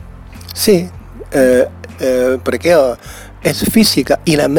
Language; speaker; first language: Spanish; non-native, learner; Chinese